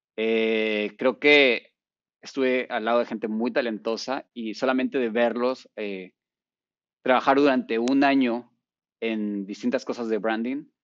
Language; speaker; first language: Spanish; native; Spanish